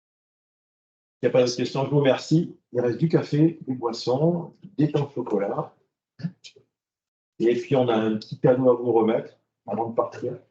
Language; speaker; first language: French; native; French